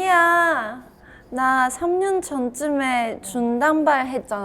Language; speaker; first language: Korean; non-native, fluent; Chinese